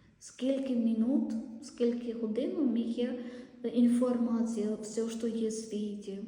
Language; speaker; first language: Ukrainian; non-native, learner; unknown